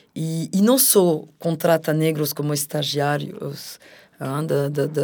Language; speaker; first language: Portuguese; non-native, fluent; French